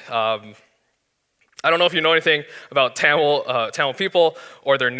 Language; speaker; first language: English; native; English